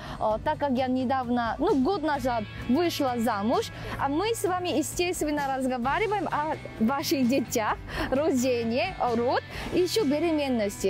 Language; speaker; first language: Russian; non-native, fluent; Korean